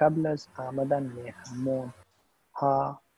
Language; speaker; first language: Persian; non-native, learner; Urdu